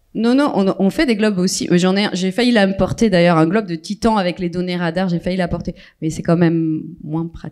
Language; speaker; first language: French; native; French